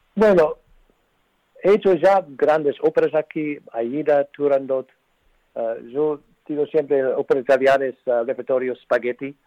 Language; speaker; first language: Spanish; non-native, fluent; English